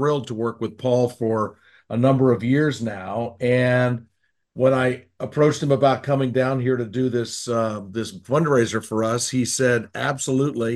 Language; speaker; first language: English; native; English